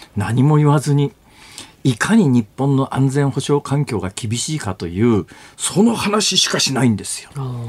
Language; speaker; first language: Japanese; native; Japanese